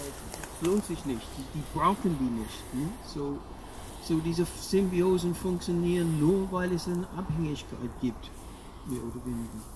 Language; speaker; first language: German; non-native, fluent; English